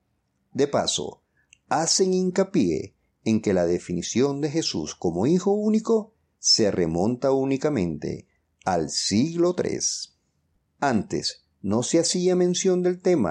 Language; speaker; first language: Spanish; native; Spanish